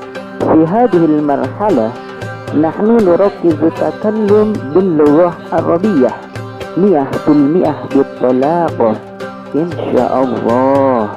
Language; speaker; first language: Arabic; non-native, learner; Indonesian